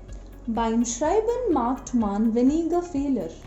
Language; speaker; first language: German; non-native, fluent; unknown